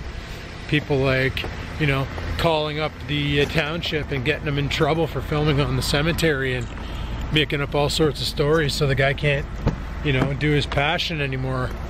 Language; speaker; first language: English; native; English